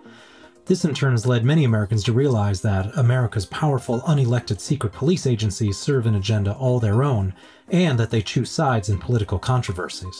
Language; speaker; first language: English; native; English